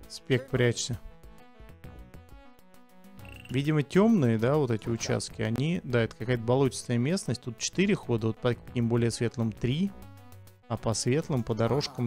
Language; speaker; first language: Russian; native; Russian